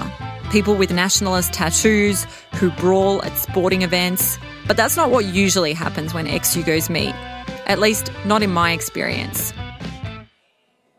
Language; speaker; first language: English; native; English